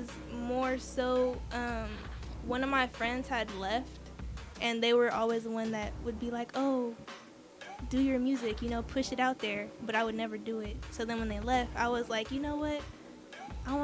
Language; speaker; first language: English; native; English